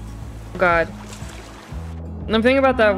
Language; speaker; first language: English; native; English